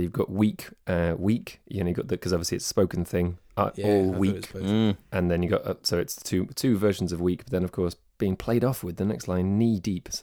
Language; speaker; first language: English; native; English